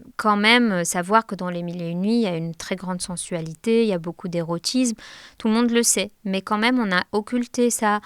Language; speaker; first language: French; non-native, local second language; Arabic